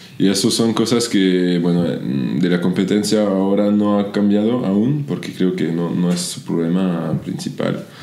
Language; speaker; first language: Spanish; non-native, fluent; French